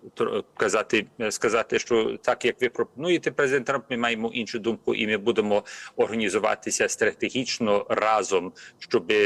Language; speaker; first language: Ukrainian; early bilingual, heritage; Ukrainian